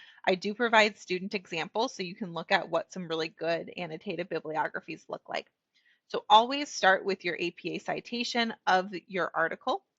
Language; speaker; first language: English; native; English